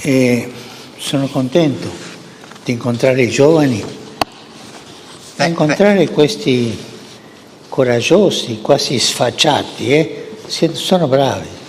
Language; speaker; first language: Italian; non-native, fluent; Spanish